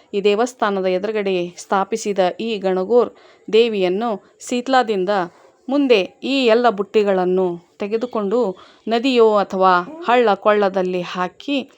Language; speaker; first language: Kannada; non-native, local second language; Lambadi